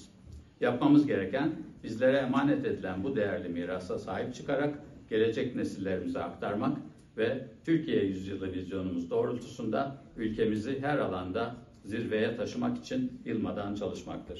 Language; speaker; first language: Turkish; native; Turkish